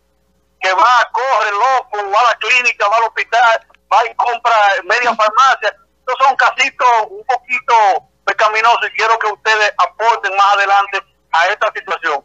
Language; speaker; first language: Spanish; native; Spanish